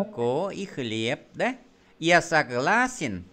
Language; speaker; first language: Russian; non-native, fluent; Vietnamese